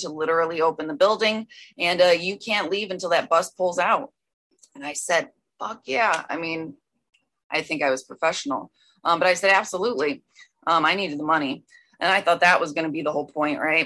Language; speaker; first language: English; native; English